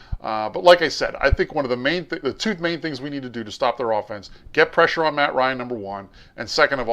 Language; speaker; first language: English; native; English